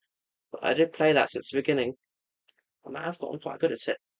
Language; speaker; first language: English; native; English